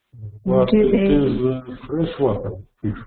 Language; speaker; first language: English; non-native, learner; Russian